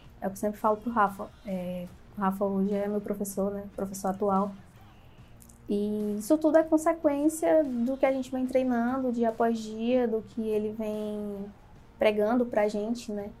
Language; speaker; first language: Portuguese; native; Portuguese